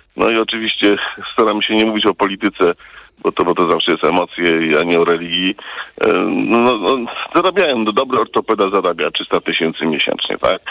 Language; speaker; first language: Polish; early bilingual, heritage; Polish